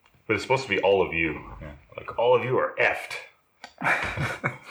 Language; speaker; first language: English; native; English